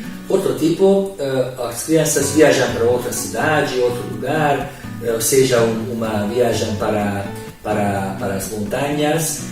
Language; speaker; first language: Portuguese; non-native, fluent; Hungarian